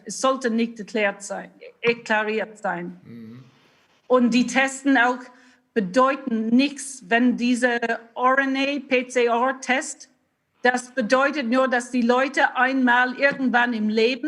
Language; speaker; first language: German; non-native, fluent; English